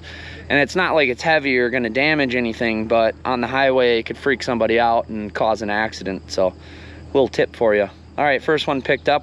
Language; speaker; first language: English; native; English